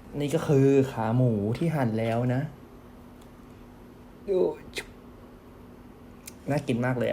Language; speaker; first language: Thai; native; Thai